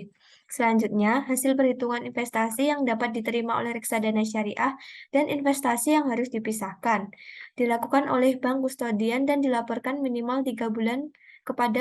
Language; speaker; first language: Indonesian; native; Indonesian